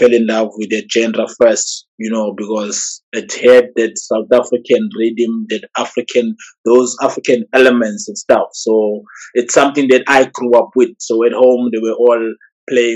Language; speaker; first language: English; non-native, local second language; Zulu